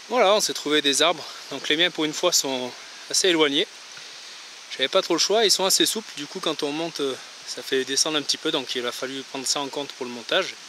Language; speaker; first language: French; native; French